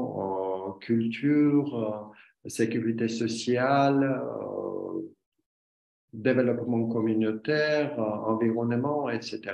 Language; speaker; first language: French; non-native, learner; Armenian